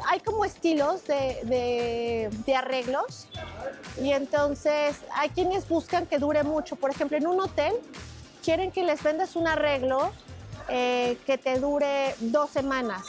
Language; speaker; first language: Spanish; native; Spanish